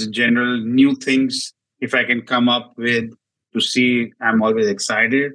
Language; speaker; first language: English; non-native, local second language; Hindi